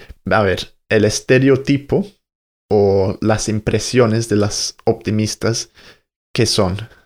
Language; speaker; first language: Spanish; non-native, fluent; English